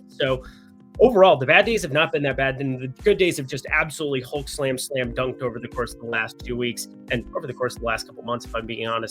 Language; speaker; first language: English; native; English